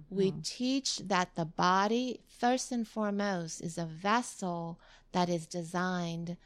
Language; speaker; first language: English; early bilingual, other home language; Vietnamese